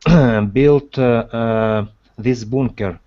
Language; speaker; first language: English; non-native, learner; Russian